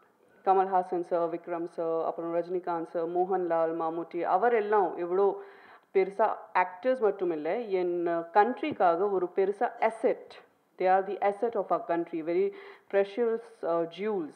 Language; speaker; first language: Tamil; non-native, fluent; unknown